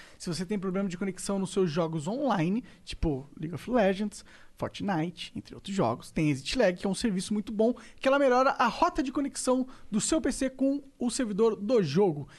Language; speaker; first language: Portuguese; native; Portuguese